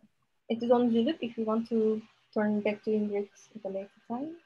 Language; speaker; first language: English; non-native, fluent; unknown